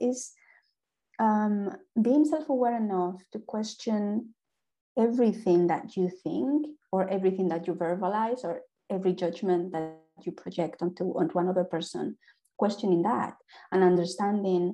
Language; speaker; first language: English; non-native, fluent; Spanish